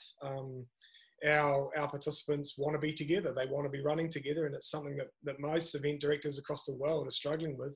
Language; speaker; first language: English; native; English